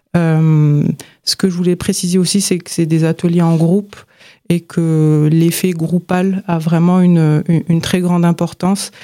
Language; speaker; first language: French; native; French